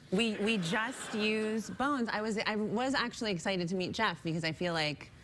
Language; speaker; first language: English; native; English